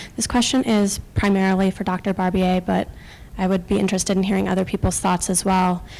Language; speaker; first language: English; native; English